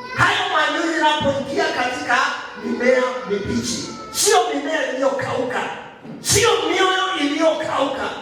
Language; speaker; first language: Swahili; non-native, local second language; Kikuyu